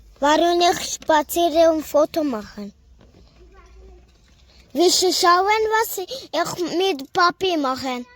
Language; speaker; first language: German; early bilingual, other home language; Bangla